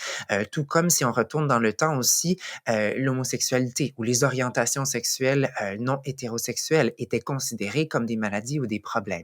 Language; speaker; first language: French; native; French